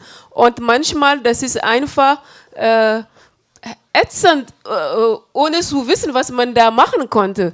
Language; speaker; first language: German; non-native, fluent; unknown